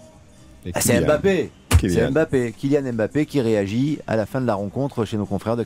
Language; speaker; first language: French; native; French